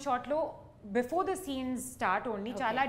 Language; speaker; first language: Telugu; non-native, learner; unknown